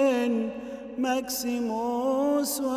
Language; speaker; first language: Arabic; native; Arabic